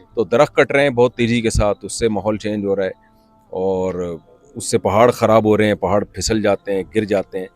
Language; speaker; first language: Urdu; native; Urdu